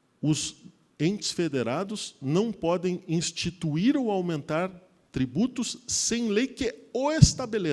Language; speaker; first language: Portuguese; native; Portuguese